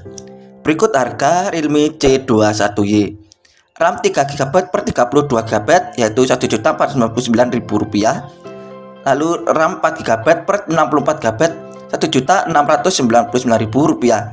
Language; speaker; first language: Indonesian; native; Indonesian